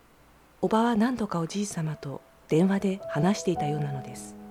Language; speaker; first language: Japanese; native; Japanese